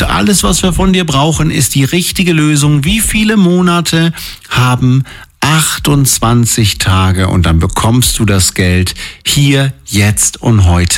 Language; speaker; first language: German; native; German